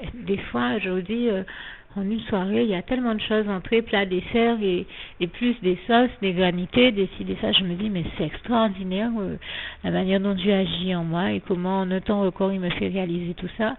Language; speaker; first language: French; native; French